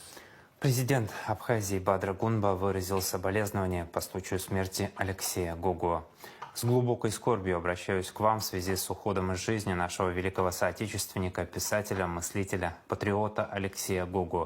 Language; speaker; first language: Russian; native; Russian